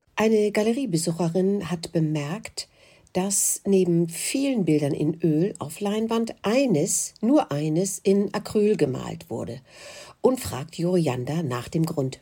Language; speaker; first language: German; native; German